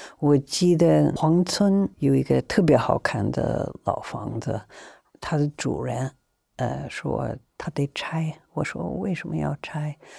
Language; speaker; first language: Chinese; non-native, fluent; English